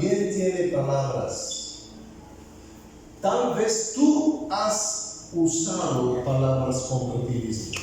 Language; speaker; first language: Spanish; non-native, fluent; Bulgarian